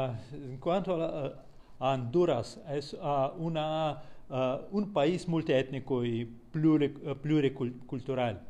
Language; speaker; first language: Spanish; non-native, fluent; Russian